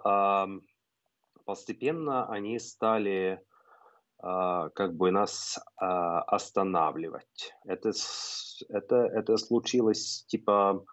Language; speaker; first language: Russian; non-native, fluent; Norwegian